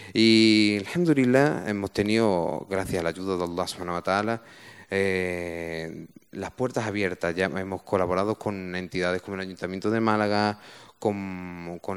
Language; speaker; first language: Spanish; native; Spanish